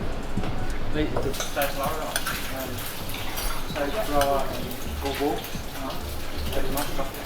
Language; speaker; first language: Japanese; non-native, fluent; Italian